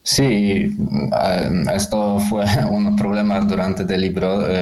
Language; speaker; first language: Spanish; non-native, fluent; Polish